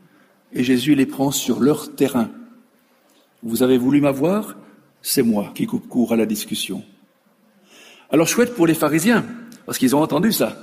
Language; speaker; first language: French; native; French